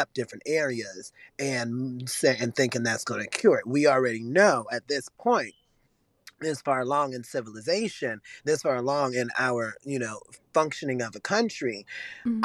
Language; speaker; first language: English; native; English